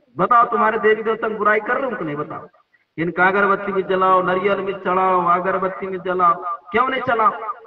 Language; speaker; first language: Hindi; native; Hindi